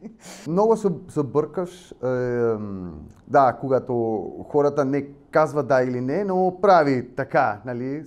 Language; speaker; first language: Bulgarian; non-native, learner; Spanish